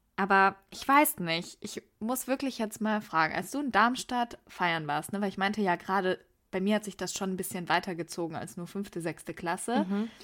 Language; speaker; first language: German; early bilingual, other home language; Persian